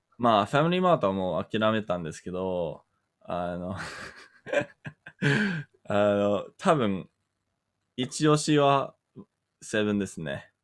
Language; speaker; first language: Japanese; non-native, fluent; English